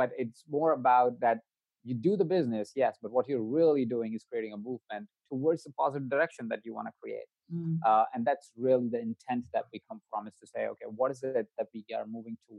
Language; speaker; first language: English; non-native, local second language; Hindi